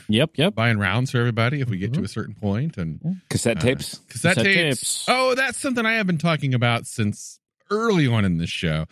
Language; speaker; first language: English; native; English